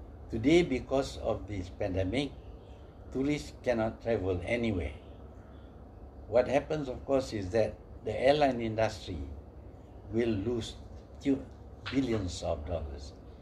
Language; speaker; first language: English; non-native, local second language; Malay